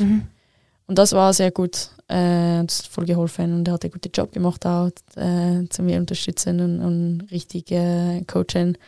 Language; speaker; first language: German; non-native, local second language; French